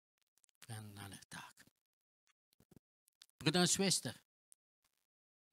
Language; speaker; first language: German; non-native, learner; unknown